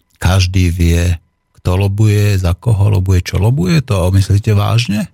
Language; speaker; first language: Slovak; native; Slovak